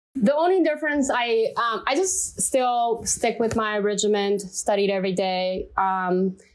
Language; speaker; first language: English; non-native, fluent; Chinese